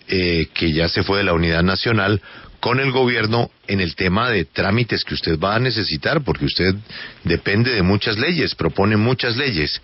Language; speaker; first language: Spanish; native; Spanish